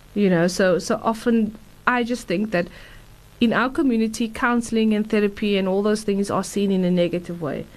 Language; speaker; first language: English; native; English